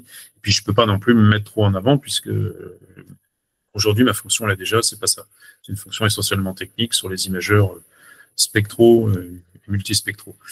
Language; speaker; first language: French; native; French